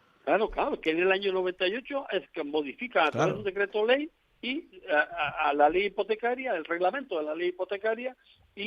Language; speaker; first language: Spanish; native; Spanish